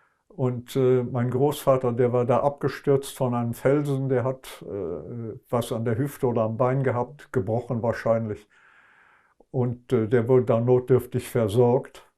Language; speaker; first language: German; non-native, local second language; Luxembourgish